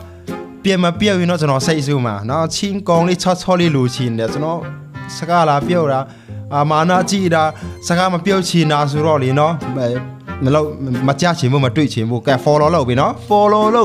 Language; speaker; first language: Burmese; non-native, local second language; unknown